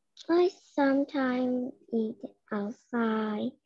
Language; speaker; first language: English; non-native, learner; Vietnamese